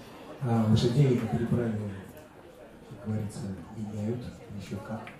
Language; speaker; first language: Russian; native; Russian